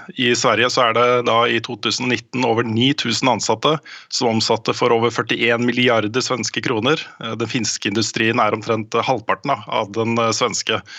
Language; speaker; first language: Norwegian; native; Norwegian